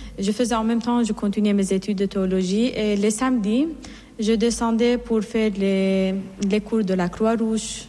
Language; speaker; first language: French; non-native, fluent; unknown